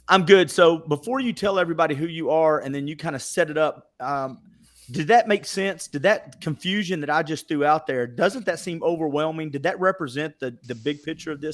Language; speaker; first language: English; native; English